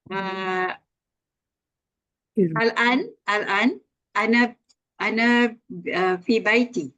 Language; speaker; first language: Arabic; non-native, learner; Malay